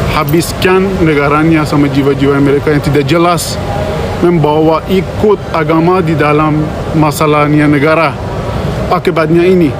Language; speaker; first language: Indonesian; non-native, fluent; Persian